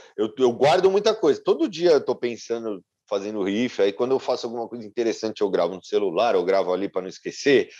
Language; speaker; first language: Portuguese; native; Portuguese